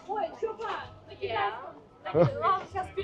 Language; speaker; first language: Russian; native; Russian